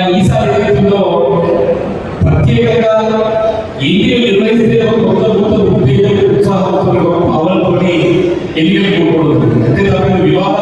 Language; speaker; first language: Telugu; native; Telugu